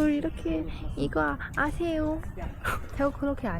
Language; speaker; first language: Korean; non-native, learner; Thai